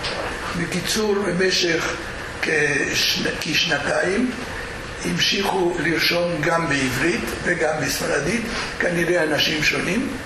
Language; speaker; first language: Hebrew; non-native, fluent; Spanish